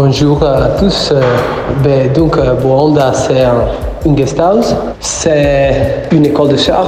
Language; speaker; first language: French; non-native, fluent; Italian